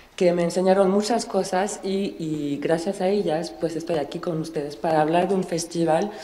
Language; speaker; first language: Spanish; non-native, fluent; French